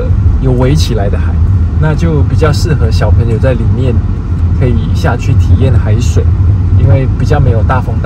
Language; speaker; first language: Chinese; native; Chinese